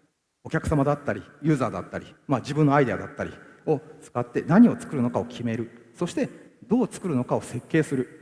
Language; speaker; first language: Japanese; native; Japanese